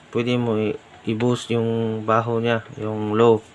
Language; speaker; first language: Filipino; non-native, local second language; Cebuano